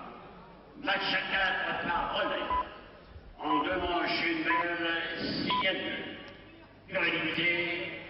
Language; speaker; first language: French; native; French